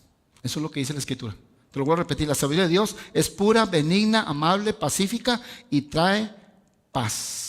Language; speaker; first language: Spanish; native; Spanish